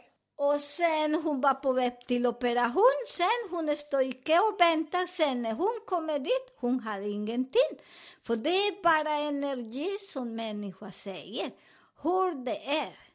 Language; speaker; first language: Swedish; non-native, fluent; Spanish